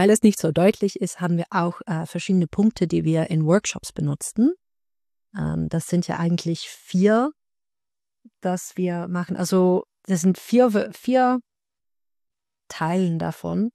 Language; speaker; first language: German; non-native, fluent; Dutch